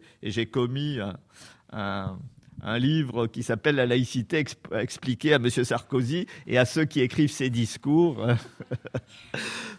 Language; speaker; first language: French; native; French